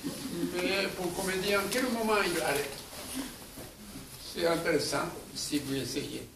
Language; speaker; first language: French; non-native, learner; Japanese